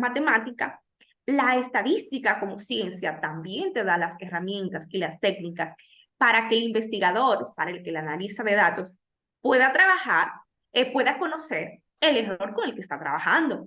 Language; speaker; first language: Spanish; native; Spanish